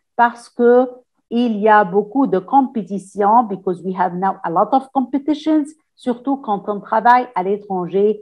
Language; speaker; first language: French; non-native, fluent; Arabic